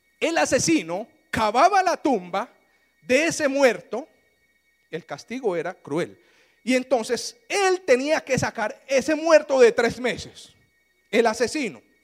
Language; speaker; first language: Spanish; native; Spanish